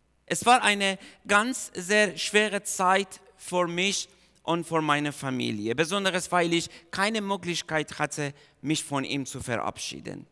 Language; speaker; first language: German; non-native, fluent; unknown